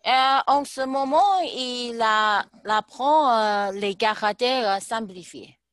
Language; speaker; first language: French; non-native, learner; Chinese